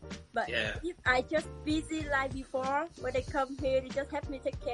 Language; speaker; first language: English; non-native, learner; Vietnamese